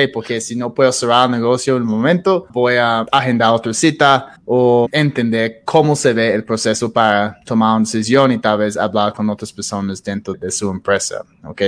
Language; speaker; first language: Spanish; non-native, fluent; English